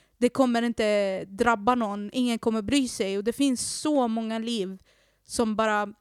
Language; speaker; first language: Swedish; early bilingual, other home language; Arabic